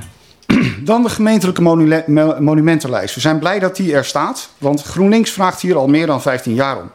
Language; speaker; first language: Dutch; native; Dutch